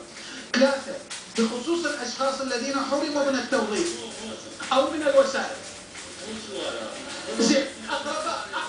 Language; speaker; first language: Arabic; non-native, local second language; Turkmen